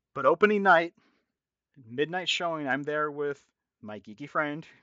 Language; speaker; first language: English; native; English